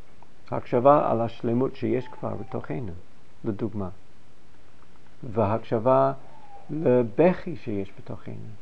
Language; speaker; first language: Hebrew; non-native, fluent; English